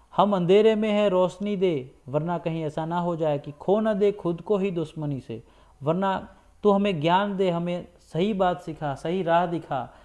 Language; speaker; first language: Hindi; non-native, local second language; Gujarati